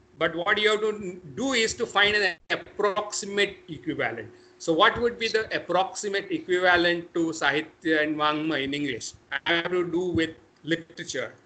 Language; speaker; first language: English; non-native, local second language; Marathi